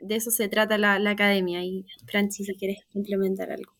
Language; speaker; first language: Spanish; native; Spanish